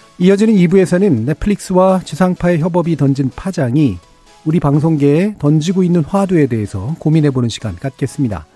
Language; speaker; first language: Korean; native; Korean